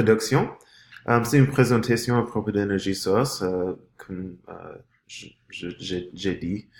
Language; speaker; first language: French; non-native, learner; English